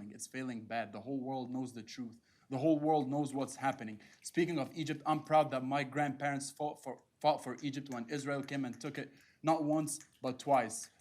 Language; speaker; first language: English; non-native, fluent; Arabic